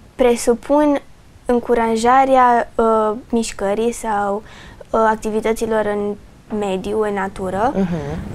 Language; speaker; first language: Romanian; early bilingual, other home language; English